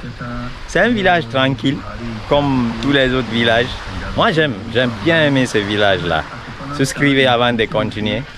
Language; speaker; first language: French; non-native, local second language; Susu